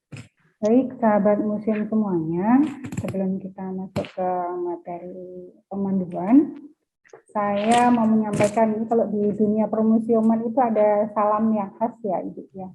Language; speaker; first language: Indonesian; native; Indonesian